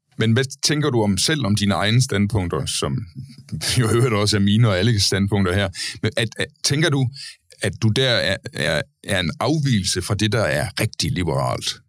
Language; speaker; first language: Danish; native; Danish